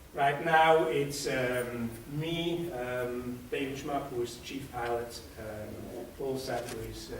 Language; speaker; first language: English; non-native, fluent; Swiss German